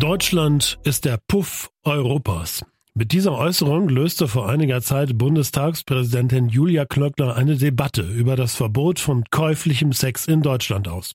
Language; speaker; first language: German; native; German